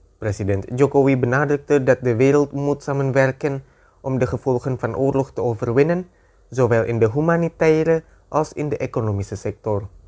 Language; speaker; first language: Dutch; non-native, fluent; Indonesian